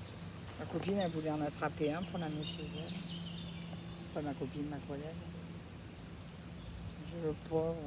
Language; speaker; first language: French; native; French